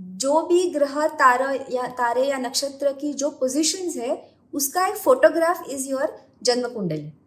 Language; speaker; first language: Hindi; non-native, local second language; Marathi